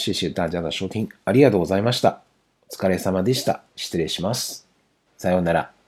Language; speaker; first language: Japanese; non-native, fluent; Chinese